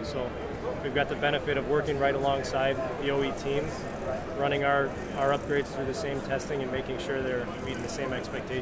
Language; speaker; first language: English; native; English